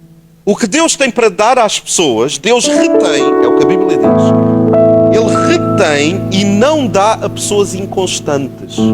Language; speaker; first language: Portuguese; native; Portuguese